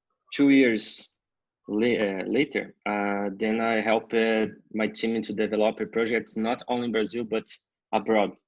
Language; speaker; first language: English; non-native, learner; Portuguese